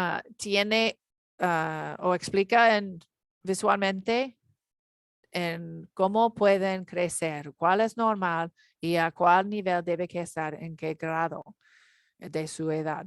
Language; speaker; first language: Spanish; non-native, learner; English